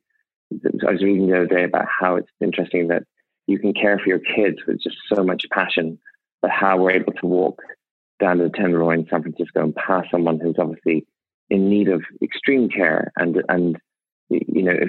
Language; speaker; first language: English; native; English